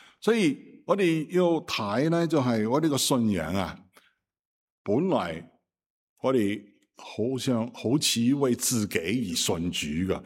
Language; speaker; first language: Cantonese; non-native, fluent; Chinese